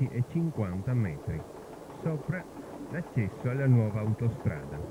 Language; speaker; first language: Italian; native; Italian